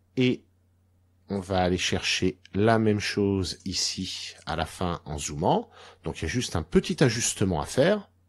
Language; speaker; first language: French; native; French